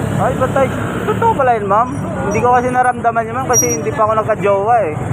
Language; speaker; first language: Filipino; non-native, local second language; Cebuano